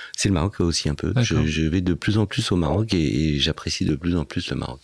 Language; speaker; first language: French; native; French